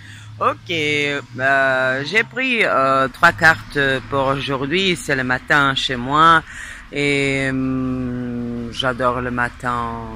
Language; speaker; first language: French; non-native, fluent; Serbian